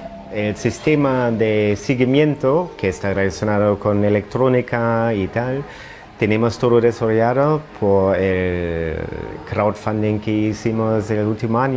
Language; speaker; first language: Spanish; non-native, fluent; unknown